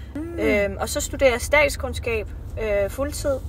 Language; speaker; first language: Danish; early bilingual, other home language; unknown